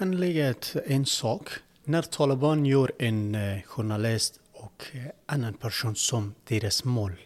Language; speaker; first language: Swedish; non-native, learner; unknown